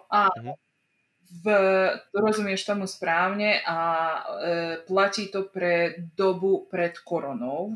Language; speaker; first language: Slovak; early bilingual, heritage; Slovak